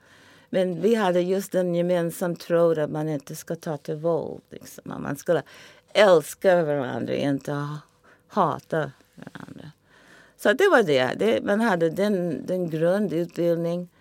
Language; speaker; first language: Swedish; non-native, fluent; English